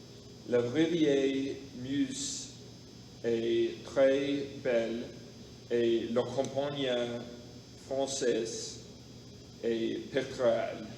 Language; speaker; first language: French; non-native, learner; English